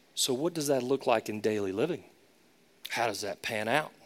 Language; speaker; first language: English; native; English